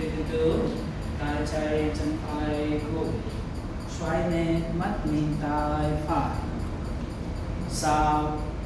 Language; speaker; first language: Vietnamese; non-native, learner; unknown